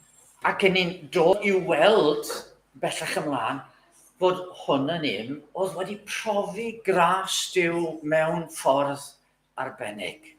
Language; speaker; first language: Welsh; native; Welsh